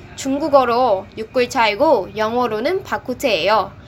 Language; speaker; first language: Korean; non-native, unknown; Chinese